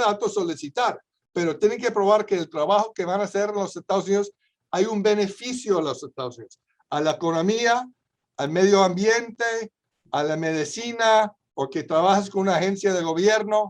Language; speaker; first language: Spanish; non-native, fluent; English